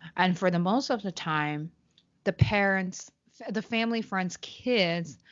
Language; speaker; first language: English; non-native, fluent; Chinese